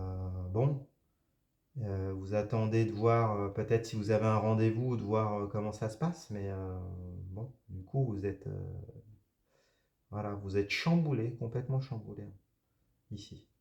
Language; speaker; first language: French; native; French